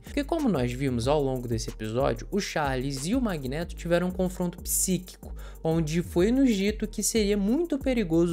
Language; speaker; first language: Portuguese; native; Portuguese